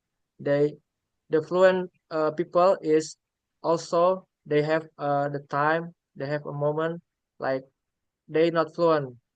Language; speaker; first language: English; non-native, learner; Indonesian